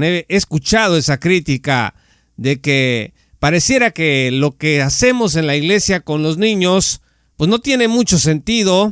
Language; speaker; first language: Spanish; native; Spanish